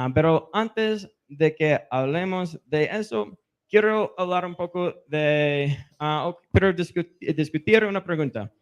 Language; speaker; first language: Spanish; non-native, fluent; English